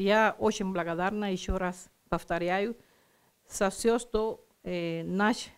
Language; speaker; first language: Russian; non-native, learner; Spanish